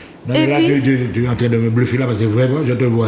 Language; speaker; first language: French; native; French